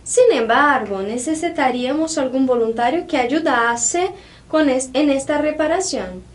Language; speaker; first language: Spanish; non-native, fluent; Portuguese